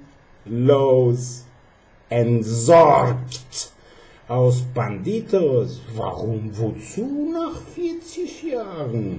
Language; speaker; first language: German; non-native, fluent; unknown